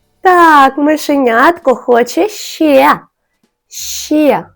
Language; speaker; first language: Ukrainian; native; Ukrainian